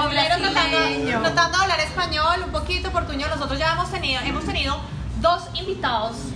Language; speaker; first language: Spanish; native; Spanish